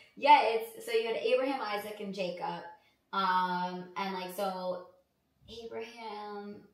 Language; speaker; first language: English; native; English